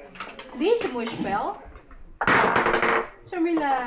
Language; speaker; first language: Dutch; non-native, learner; Waray